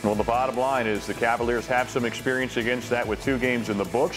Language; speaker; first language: English; native; English